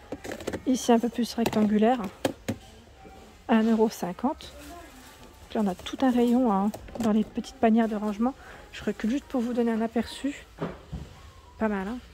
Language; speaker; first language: French; native; French